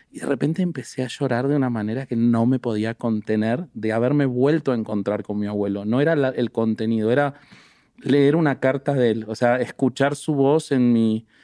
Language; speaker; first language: Spanish; native; Spanish